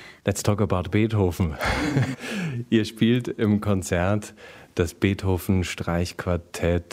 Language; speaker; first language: German; native; German